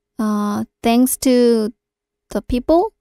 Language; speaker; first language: English; non-native, learner; Korean